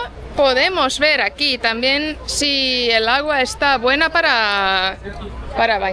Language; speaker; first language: Spanish; non-native, fluent; Estonian